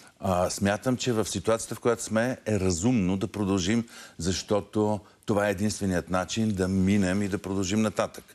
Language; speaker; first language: Bulgarian; native; Bulgarian